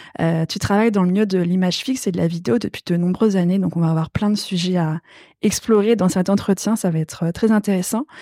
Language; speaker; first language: French; native; French